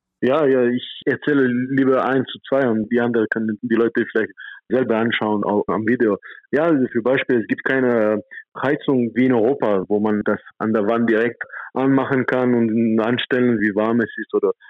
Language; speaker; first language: German; non-native, fluent; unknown